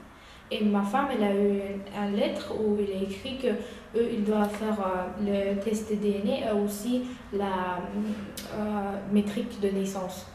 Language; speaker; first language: French; non-native, learner; Uyghur